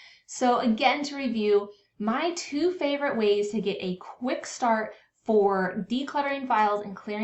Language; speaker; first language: English; native; English